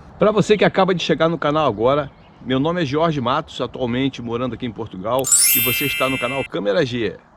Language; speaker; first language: Portuguese; native; Portuguese